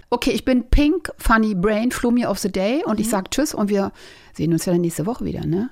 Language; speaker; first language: German; native; German